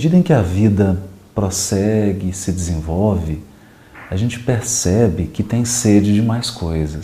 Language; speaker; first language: Portuguese; native; Portuguese